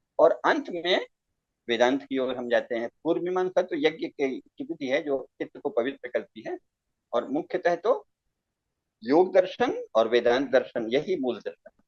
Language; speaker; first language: Hindi; native; Hindi